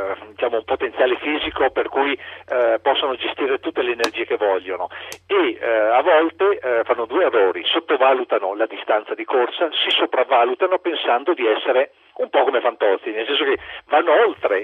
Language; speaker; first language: Italian; native; Italian